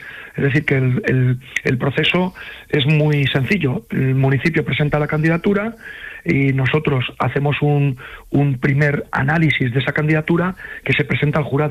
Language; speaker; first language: Spanish; native; Spanish